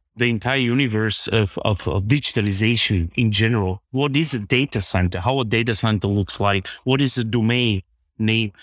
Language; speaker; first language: English; non-native, fluent; Bulgarian